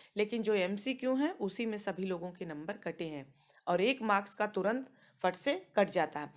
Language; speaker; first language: Hindi; native; Hindi